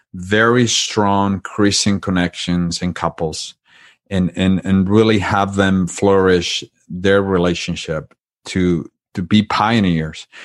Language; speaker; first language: English; non-native, fluent; Spanish